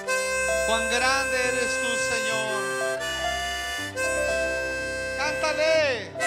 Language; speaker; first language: Spanish; native; Spanish